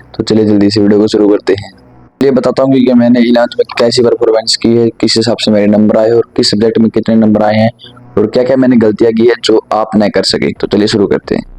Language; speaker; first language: Hindi; native; Hindi